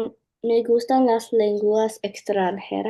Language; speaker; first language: Spanish; non-native, learner; English